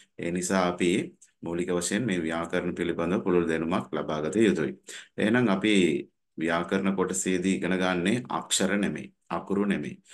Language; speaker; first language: Sinhala; non-native, local second language; Tamil